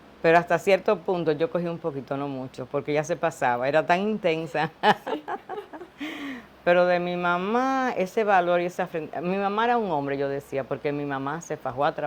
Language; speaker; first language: Spanish; native; Spanish